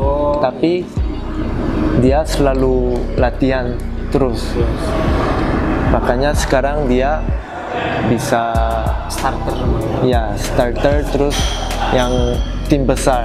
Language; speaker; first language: Indonesian; non-native, learner; Korean